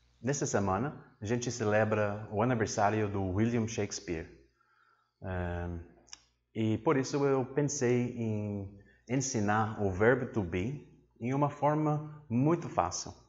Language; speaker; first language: Portuguese; non-native, fluent; English